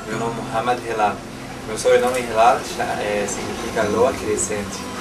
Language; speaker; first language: Portuguese; non-native, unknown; Arabic